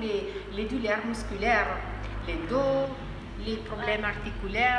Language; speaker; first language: French; non-native, fluent; Spanish